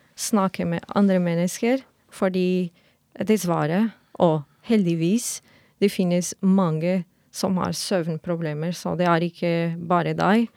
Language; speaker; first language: Norwegian; non-native, fluent; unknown